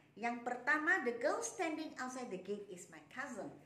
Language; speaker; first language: English; non-native, local second language; Malay